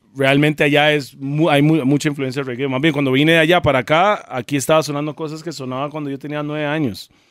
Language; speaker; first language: Spanish; early bilingual, other home language; English